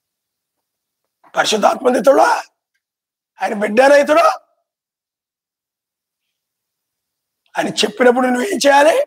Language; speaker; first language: Telugu; native; Telugu